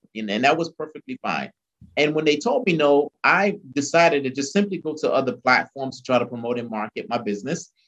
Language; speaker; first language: English; early bilingual, other home language; Haitian Creole